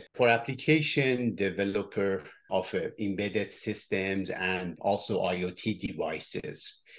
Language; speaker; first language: English; non-native, fluent; Persian